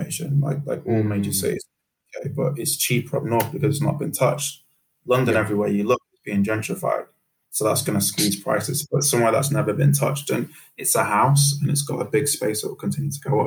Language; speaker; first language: English; native; English